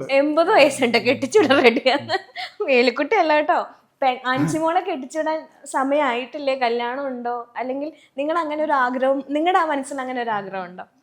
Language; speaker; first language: Malayalam; native; Malayalam